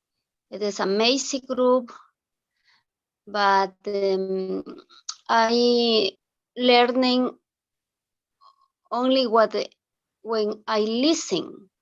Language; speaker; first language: English; non-native, learner; Spanish